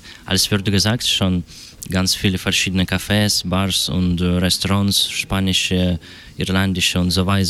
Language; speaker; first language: German; non-native, learner; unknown